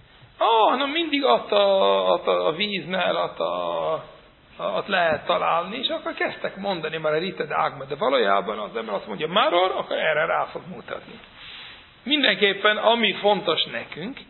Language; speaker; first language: Hungarian; non-native, fluent; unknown